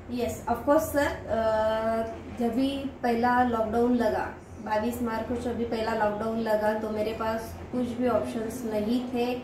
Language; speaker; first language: Hindi; non-native, local second language; Marathi